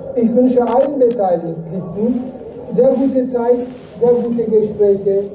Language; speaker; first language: German; non-native, fluent; Turkish